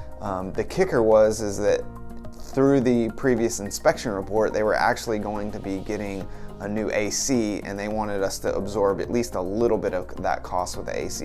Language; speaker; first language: English; native; English